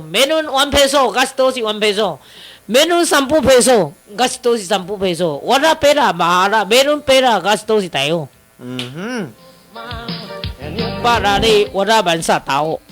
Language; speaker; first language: Filipino; non-native, learner; Chinese